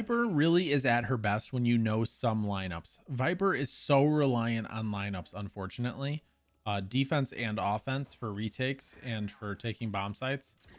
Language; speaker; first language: English; native; English